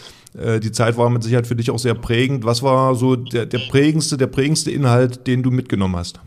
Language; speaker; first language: German; native; German